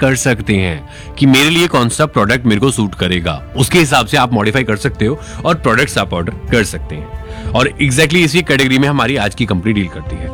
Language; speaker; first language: Hindi; native; Hindi